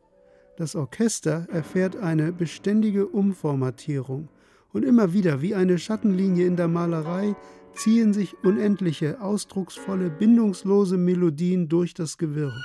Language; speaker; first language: German; native; German